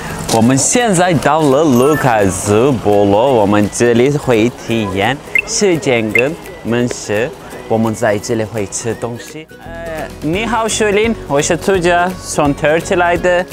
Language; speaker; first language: Chinese; non-native, fluent; Turkish